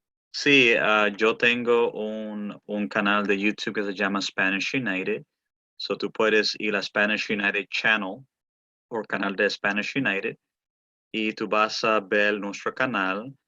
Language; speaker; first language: Spanish; early bilingual, heritage; Spanish